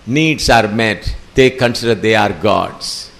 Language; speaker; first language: English; non-native, local second language; Malayalam